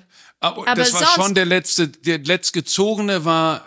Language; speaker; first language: German; native; German